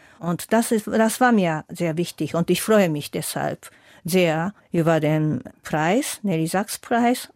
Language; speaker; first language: German; non-native, fluent; Japanese